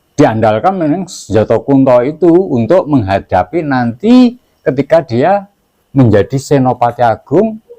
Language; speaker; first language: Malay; non-native, local second language; Javanese